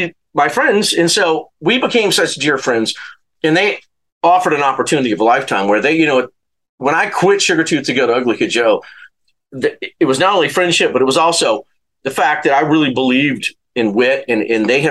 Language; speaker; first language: English; native; English